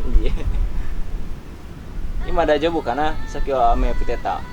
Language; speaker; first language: Japanese; non-native, learner; Indonesian